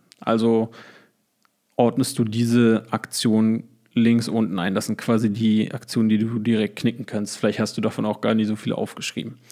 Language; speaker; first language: German; native; German